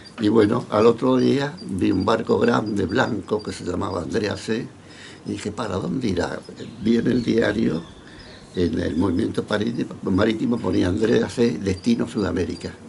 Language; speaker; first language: Spanish; native; Spanish